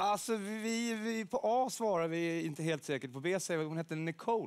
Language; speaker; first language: Swedish; native; Swedish